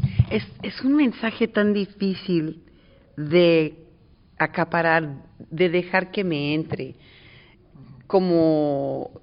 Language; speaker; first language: Spanish; native; Spanish